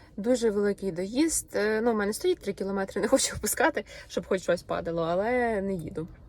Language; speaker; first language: Ukrainian; non-native, local second language; Russian